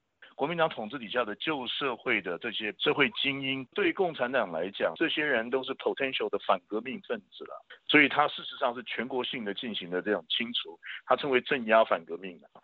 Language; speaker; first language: Chinese; native; Chinese